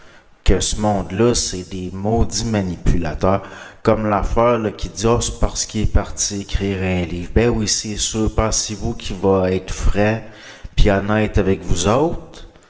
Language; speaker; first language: French; native; French